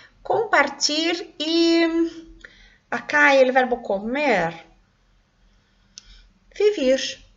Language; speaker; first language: Spanish; non-native, local second language; Portuguese